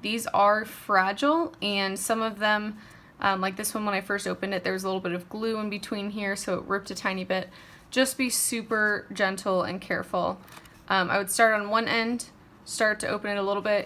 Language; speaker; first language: English; native; English